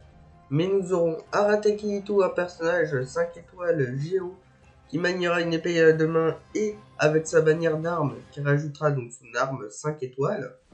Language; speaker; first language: French; native; French